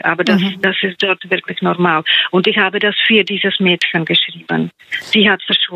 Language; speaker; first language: German; non-native, fluent; Czech